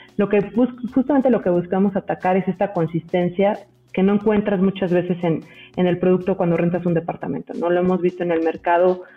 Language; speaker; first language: Spanish; native; Spanish